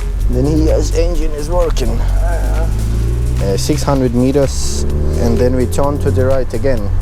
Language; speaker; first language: English; non-native, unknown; Ukrainian